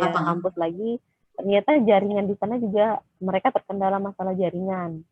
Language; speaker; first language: Indonesian; native; Indonesian